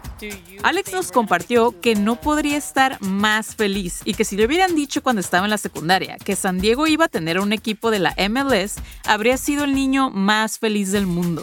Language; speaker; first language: Spanish; native; Spanish